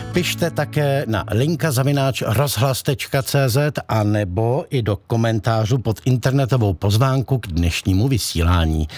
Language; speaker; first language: Czech; native; Czech